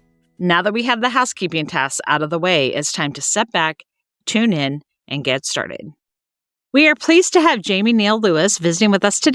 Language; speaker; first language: English; native; English